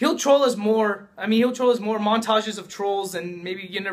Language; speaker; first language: English; native; English